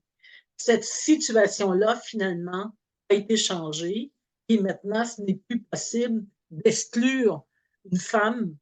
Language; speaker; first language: French; native; French